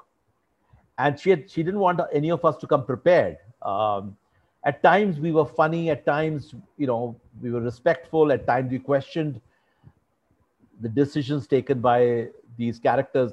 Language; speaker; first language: English; non-native, local second language; Hindi